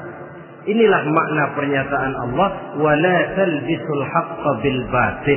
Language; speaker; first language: Indonesian; native; Indonesian